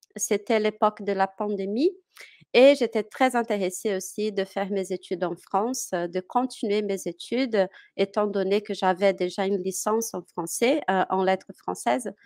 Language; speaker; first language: French; non-native, fluent; Portuguese